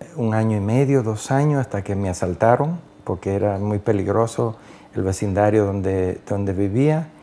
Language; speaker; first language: Spanish; native; Spanish